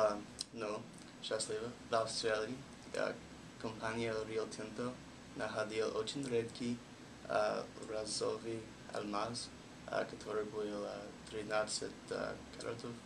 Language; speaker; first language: Russian; non-native, learner; English